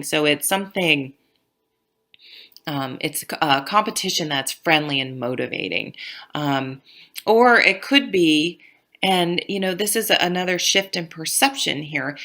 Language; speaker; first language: English; native; English